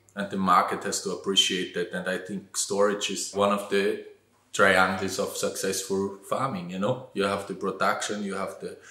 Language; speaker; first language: English; non-native, fluent; German